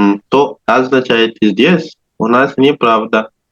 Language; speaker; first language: Russian; non-native, learner; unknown